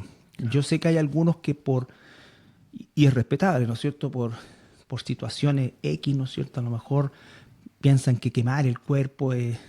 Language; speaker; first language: Spanish; native; Spanish